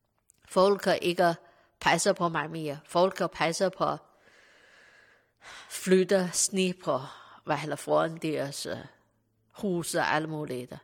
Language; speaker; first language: Danish; non-native, learner; Chinese